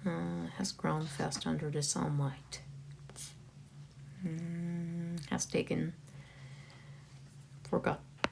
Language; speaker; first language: English; non-native, fluent; Korean